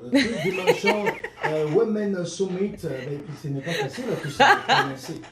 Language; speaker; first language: French; native; French